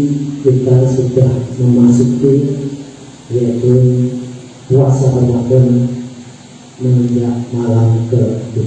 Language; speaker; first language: Indonesian; native; Indonesian